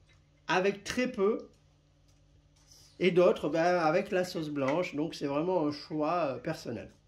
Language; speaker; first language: French; native; French